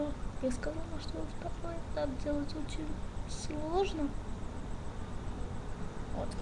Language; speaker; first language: Russian; non-native, learner; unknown